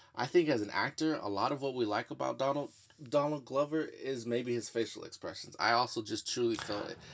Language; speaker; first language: English; native; English